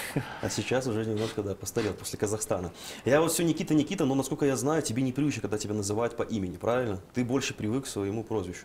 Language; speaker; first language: Russian; native; Russian